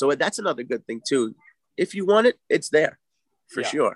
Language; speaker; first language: English; native; English